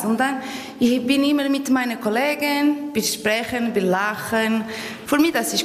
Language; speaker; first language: German; non-native, learner; Portuguese